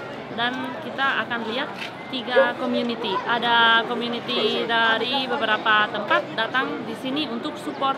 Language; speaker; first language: Indonesian; non-native, learner; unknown